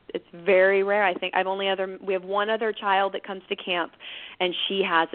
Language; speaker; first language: English; native; English